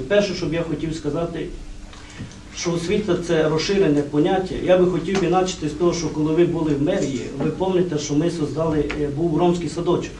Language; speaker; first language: Ukrainian; non-native, local second language; Romany